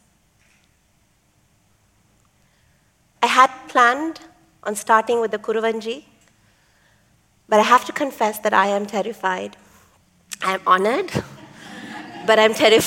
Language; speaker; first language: English; non-native, local second language; Tamil